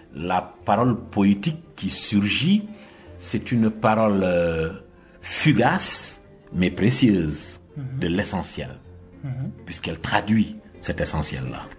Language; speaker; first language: French; non-native, local second language; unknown